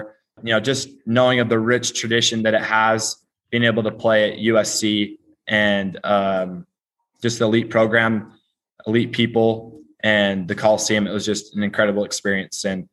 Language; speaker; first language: English; native; English